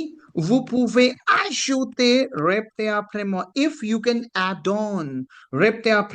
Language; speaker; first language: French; non-native, fluent; Hindi